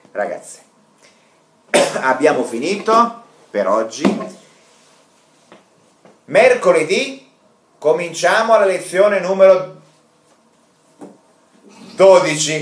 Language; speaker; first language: Italian; non-native, fluent; Russian